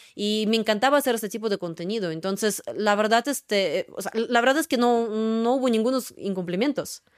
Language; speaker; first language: Spanish; non-native, fluent; Russian